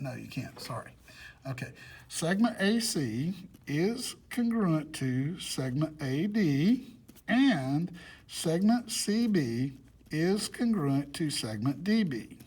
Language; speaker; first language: English; native; English